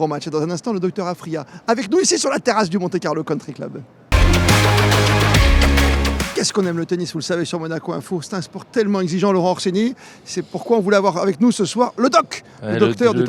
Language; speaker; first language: French; native; French